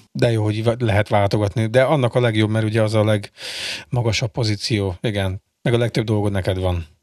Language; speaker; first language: Hungarian; native; Hungarian